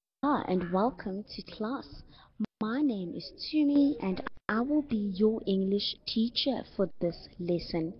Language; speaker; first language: English; non-native, fluent; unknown